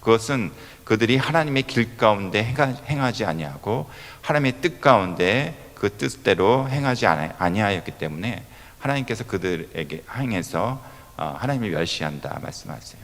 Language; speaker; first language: Korean; native; Korean